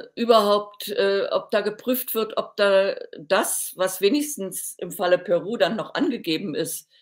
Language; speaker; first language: German; native; German